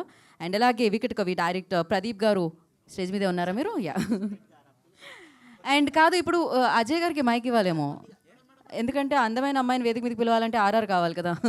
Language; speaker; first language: Telugu; native; Telugu